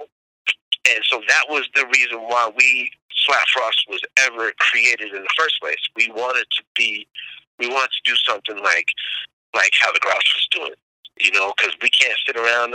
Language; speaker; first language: English; native; English